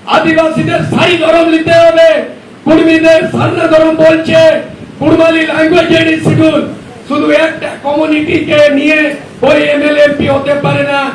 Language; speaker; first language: Bangla; non-native, local second language; Santali